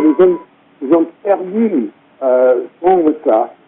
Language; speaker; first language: French; non-native, fluent; English